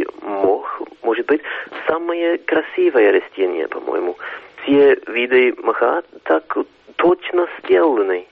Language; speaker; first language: Russian; non-native, fluent; English